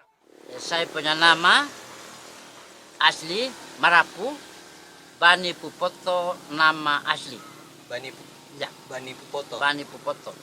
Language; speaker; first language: Indonesian; non-native, local second language; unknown